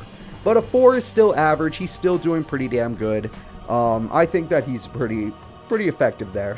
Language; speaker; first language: English; native; English